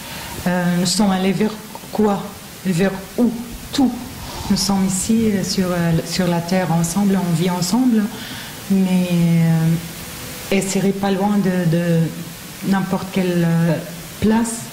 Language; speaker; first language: French; non-native, fluent; Arabic